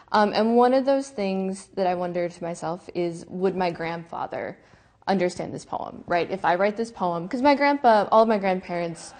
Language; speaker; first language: English; native; English